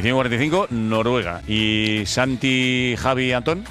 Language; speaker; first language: Spanish; native; Spanish